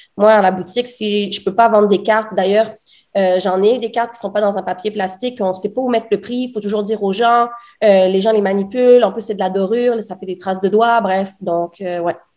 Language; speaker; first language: French; native; French